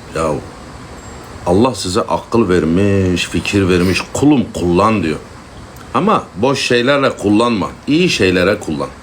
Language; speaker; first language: Turkish; native; Turkish